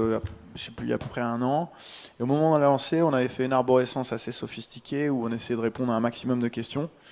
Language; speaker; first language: French; native; French